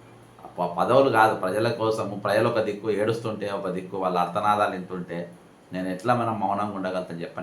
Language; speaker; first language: Telugu; native; Telugu